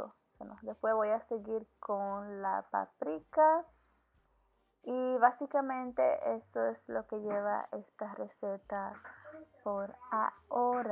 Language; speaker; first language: Spanish; early bilingual, heritage; Spanish